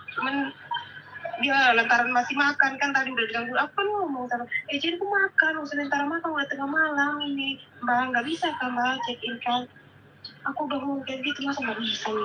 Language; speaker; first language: Indonesian; native; Indonesian